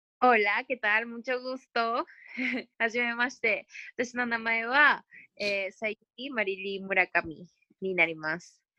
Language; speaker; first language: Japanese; early bilingual, other home language; Spanish